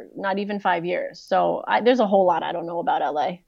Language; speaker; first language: English; native; English